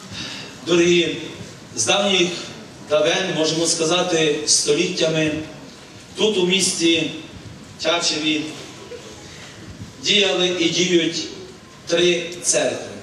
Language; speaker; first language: Ukrainian; native; Ukrainian